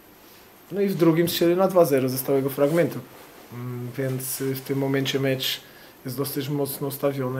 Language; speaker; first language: Polish; non-native, fluent; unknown